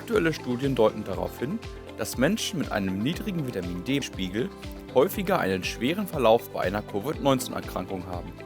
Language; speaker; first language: German; native; German